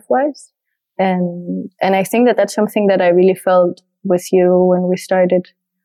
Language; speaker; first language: English; non-native, fluent; French